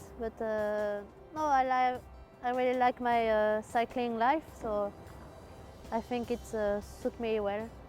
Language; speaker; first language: English; non-native, fluent; French